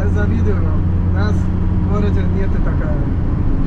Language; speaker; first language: Russian; non-native, learner; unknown